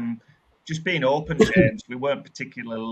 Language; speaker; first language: English; native; English